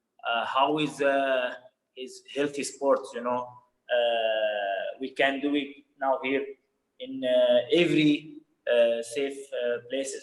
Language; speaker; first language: English; non-native, fluent; Arabic